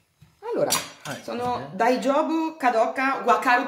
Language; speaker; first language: Japanese; non-native, learner; Italian